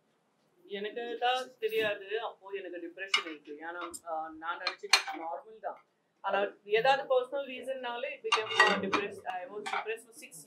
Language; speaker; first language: Tamil; non-native, local second language; Gujarati